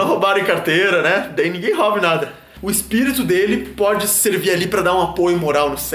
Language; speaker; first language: Portuguese; native; Portuguese